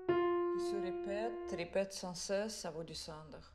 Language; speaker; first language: French; non-native, fluent; Russian